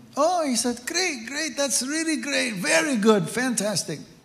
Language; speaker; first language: English; native; English